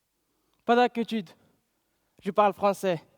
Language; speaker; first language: French; non-native, learner; Pashto